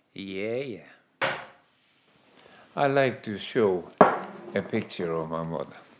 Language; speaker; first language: English; non-native, learner; Norwegian